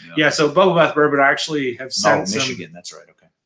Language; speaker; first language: English; native; English